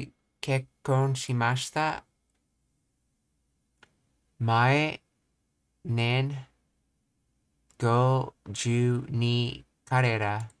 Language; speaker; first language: Japanese; non-native, learner; English